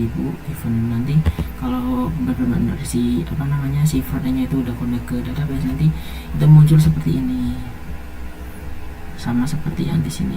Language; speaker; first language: Indonesian; native; Indonesian